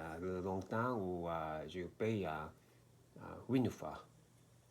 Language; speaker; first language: French; non-native, learner; Korean